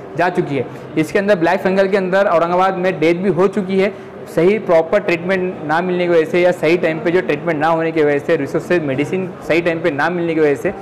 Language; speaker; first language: Hindi; native; Hindi